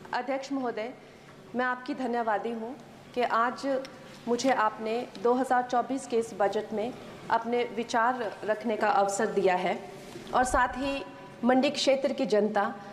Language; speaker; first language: Hindi; native; Hindi